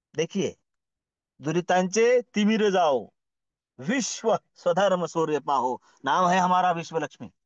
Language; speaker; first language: Hindi; non-native, local second language; Marathi